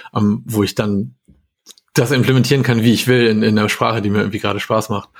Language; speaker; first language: German; native; German